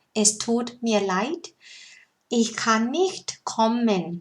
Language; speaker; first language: German; non-native, learner; Thai